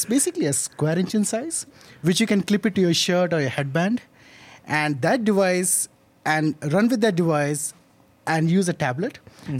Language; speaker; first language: English; non-native, local second language; Hindi